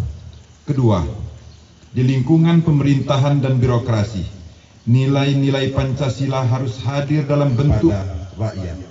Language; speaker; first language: Indonesian; native; Indonesian